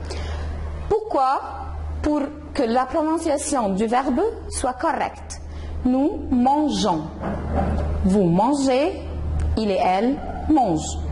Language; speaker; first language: French; non-native, fluent; Arabic